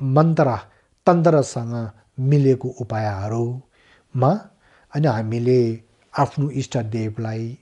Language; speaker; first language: Nepali; non-native, local second language; Tibetan